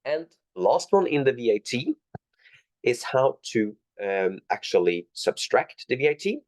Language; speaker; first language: English; non-native, fluent; Norwegian